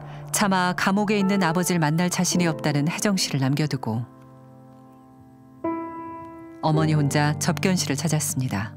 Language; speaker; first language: Korean; native; Korean